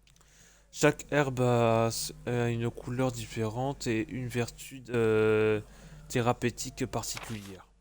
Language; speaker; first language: French; native; French